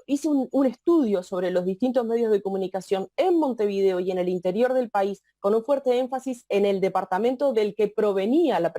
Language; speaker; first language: Spanish; native; Spanish